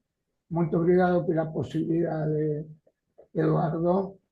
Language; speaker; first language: Portuguese; non-native, learner; Spanish